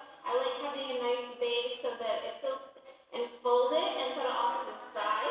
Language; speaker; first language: English; non-native, fluent; Indonesian